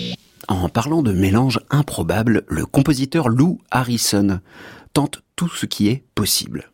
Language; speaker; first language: French; native; French